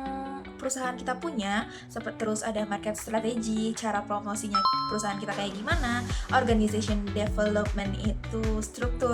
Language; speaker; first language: Indonesian; native; Indonesian